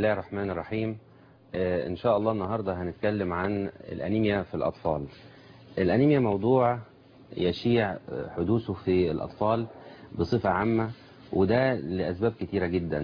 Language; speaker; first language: Arabic; native; Arabic